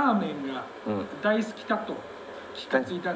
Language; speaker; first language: Japanese; non-native, fluent; Chinese